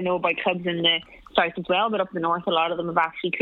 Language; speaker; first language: English; native; English